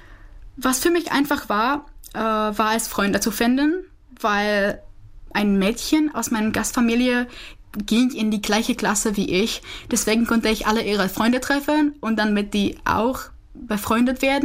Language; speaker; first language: German; non-native, fluent; Czech